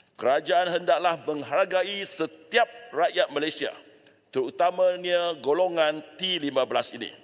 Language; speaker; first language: Malay; non-native, local second language; Chinese